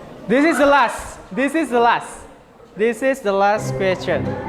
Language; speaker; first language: English; non-native, learner; Indonesian